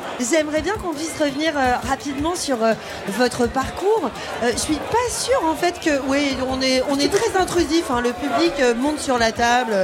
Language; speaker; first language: French; native; French